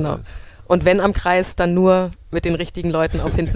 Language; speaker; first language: German; native; German